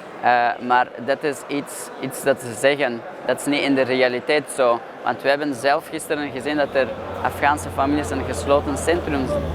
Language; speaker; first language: Dutch; non-native, fluent; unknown